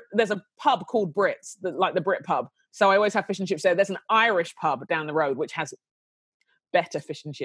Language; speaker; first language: English; native; English